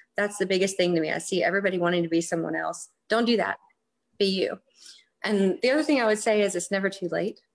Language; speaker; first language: English; native; English